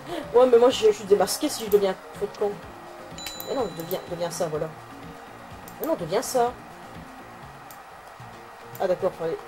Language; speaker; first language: French; native; French